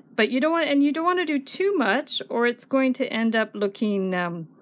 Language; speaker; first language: English; native; English